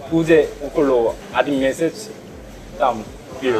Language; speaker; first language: Russian; non-native, learner; Korean